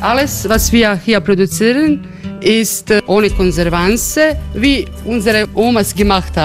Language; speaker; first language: German; non-native, fluent; Croatian